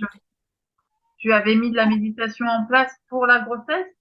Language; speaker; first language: French; native; French